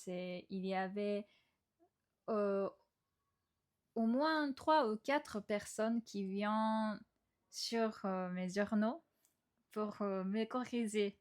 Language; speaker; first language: French; non-native, fluent; Japanese